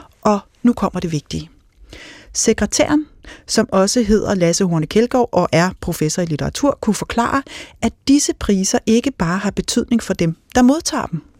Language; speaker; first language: Danish; native; Danish